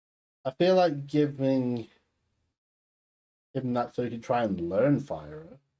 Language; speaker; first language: English; native; English